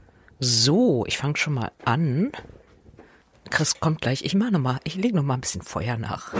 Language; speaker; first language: German; native; German